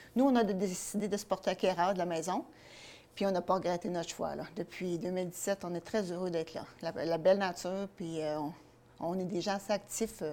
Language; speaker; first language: French; native; French